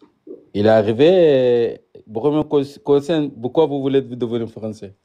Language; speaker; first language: French; non-native, learner; Arabic